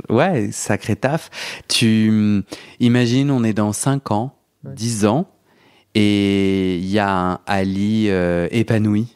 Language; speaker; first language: French; native; French